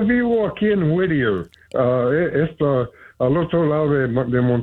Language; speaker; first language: Spanish; early bilingual, heritage; Spanish